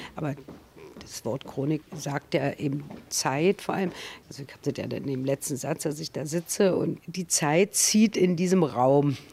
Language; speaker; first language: German; native; German